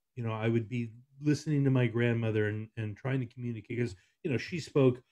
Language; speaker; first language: English; native; English